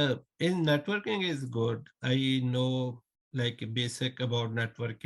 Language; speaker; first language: English; non-native, learner; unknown